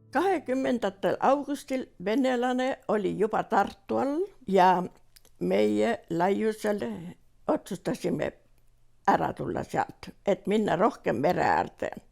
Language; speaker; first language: Estonian; native; Estonian